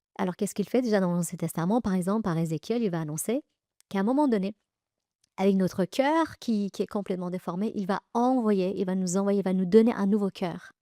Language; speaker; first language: French; early bilingual, other home language; Persian